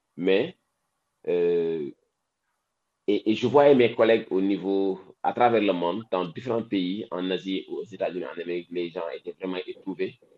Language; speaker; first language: French; non-native, local second language; Wolof